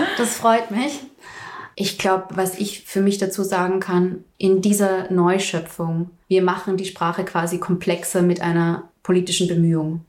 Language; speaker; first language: German; native; German